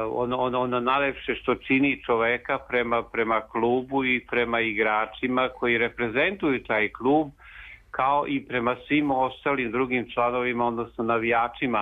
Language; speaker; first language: Serbian; native; Serbian